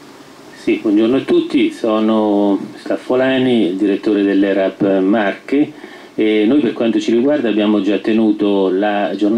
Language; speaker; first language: Italian; native; Italian